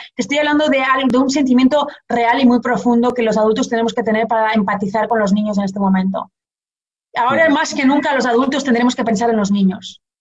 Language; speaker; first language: Spanish; early bilingual, heritage; Portuguese